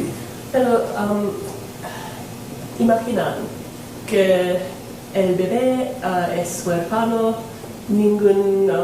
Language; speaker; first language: Spanish; non-native, learner; English